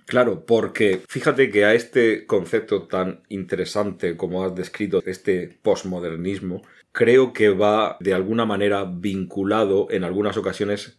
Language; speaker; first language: Spanish; native; Spanish